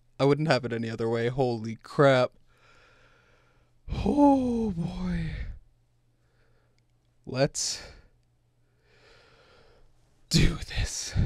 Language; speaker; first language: English; native; English